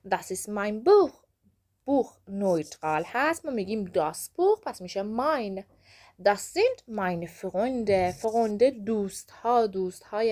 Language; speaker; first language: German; non-native, fluent; Persian